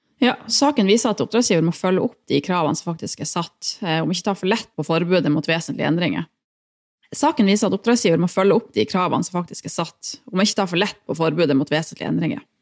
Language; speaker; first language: Norwegian; native; Norwegian